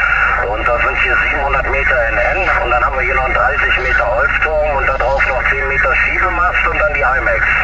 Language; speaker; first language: German; native; German